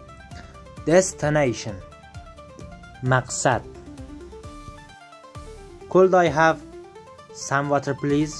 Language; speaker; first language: English; non-native, fluent; Persian